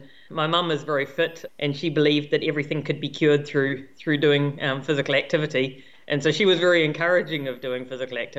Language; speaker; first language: English; native; English